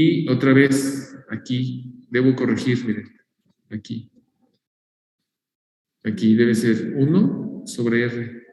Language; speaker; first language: Spanish; native; Spanish